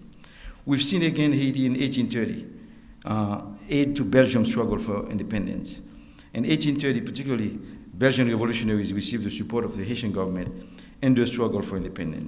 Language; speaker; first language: English; non-native, fluent; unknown